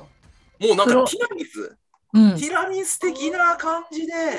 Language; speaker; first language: Japanese; native; Japanese